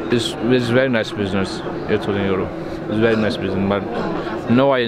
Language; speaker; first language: English; non-native, learner; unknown